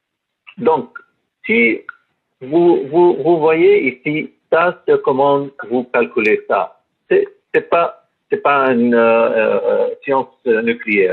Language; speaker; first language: French; non-native, learner; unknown